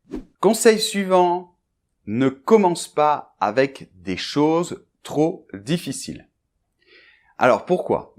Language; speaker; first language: French; native; French